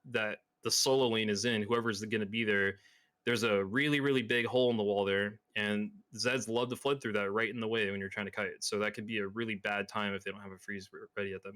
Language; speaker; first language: English; native; English